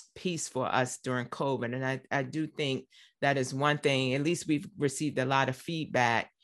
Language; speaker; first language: English; native; English